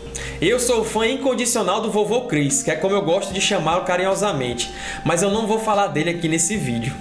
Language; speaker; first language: Portuguese; native; Portuguese